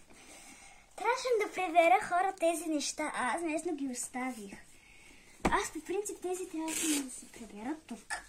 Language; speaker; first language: Bulgarian; early bilingual, heritage; Bulgarian